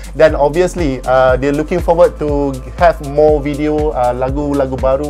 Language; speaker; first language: English; non-native, local second language; Malay